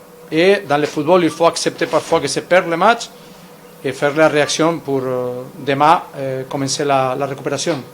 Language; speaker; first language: French; non-native, fluent; Spanish